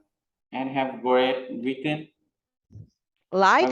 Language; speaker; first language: English; non-native, learner; Vietnamese